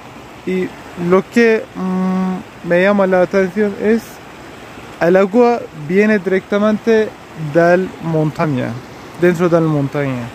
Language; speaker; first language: Spanish; non-native, learner; Turkish